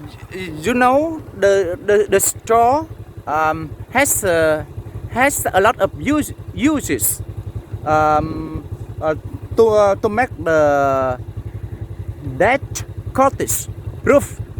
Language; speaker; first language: English; non-native, learner; Vietnamese